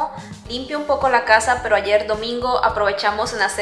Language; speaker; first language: Spanish; native; Spanish